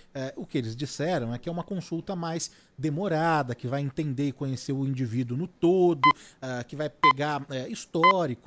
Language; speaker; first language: Portuguese; native; Portuguese